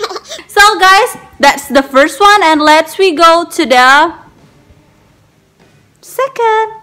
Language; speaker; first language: English; non-native, learner; Indonesian